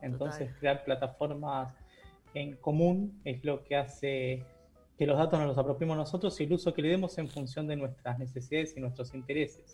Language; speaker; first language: Spanish; native; Spanish